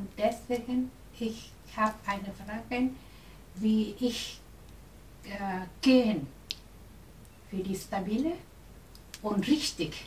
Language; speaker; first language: German; non-native, learner; Vietnamese